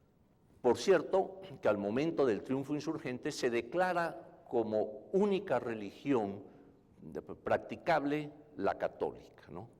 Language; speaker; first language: Spanish; native; Spanish